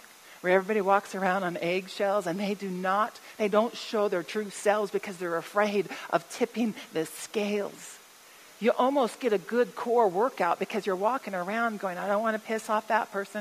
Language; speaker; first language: English; native; English